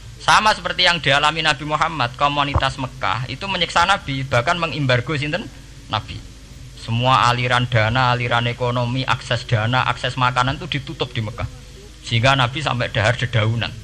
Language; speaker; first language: Indonesian; non-native, local second language; Javanese